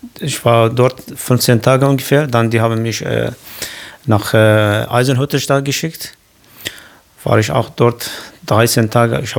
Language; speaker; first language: German; non-native, learner; Kurdish